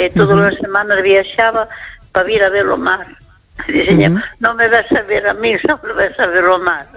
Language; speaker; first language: Galician; native; Galician